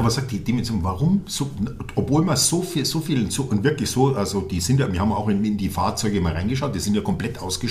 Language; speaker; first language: German; native; German